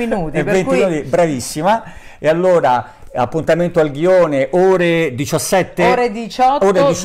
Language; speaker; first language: Italian; native; Italian